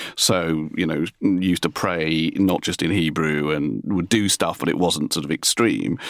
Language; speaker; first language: English; native; English